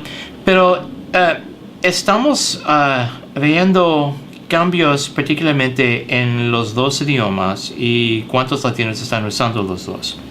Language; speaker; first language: Spanish; early bilingual, heritage; English